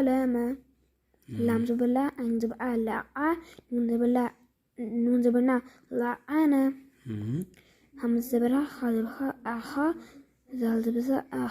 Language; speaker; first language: Arabic; non-native, learner; Urdu